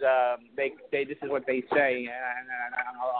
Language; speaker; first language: English; early bilingual, other home language; Italian